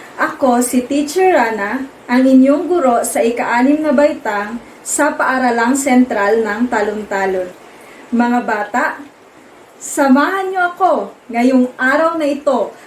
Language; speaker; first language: Filipino; non-native, local second language; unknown